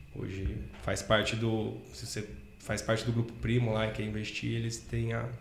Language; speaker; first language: Portuguese; native; Portuguese